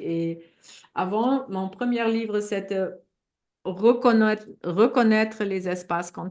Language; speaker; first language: French; non-native, fluent; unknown